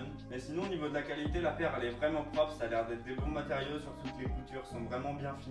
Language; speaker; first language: French; native; French